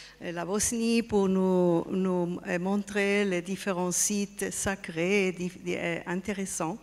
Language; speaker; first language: French; non-native, fluent; Spanish